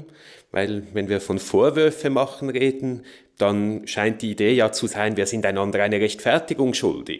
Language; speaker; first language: German; native; German